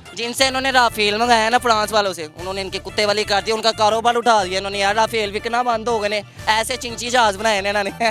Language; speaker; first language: Urdu; non-native, local second language; Punjabi